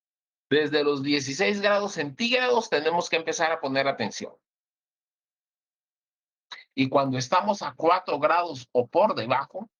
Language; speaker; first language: Spanish; native; Spanish